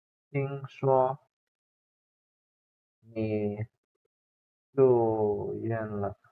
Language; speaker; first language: Chinese; non-native, fluent; Indonesian